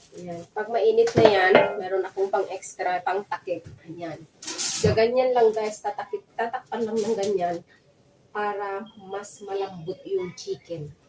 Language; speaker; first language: Filipino; non-native, local second language; Iloko